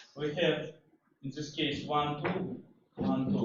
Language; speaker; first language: English; non-native, fluent; Russian